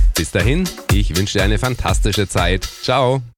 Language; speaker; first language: German; native; German